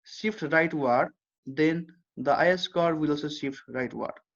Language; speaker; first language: English; non-native, local second language; Nepali